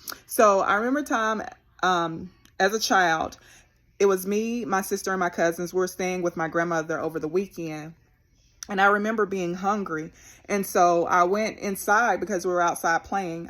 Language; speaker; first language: English; native; English